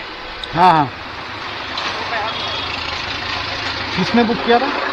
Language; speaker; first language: Hindi; non-native, local second language; Bangla